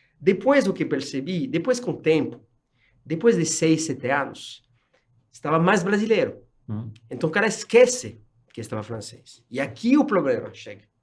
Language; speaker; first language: Portuguese; non-native, fluent; French